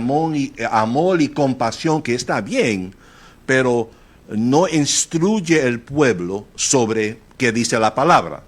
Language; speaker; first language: Spanish; native; Spanish